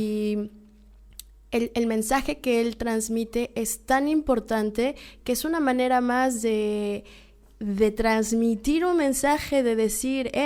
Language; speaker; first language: Spanish; native; Spanish